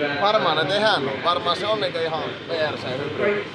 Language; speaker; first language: Finnish; native; Finnish